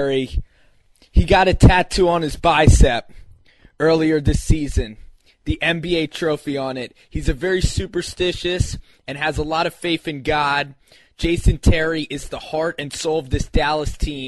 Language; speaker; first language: English; native; English